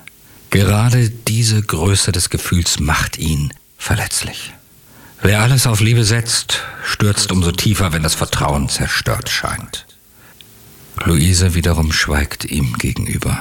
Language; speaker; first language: German; native; German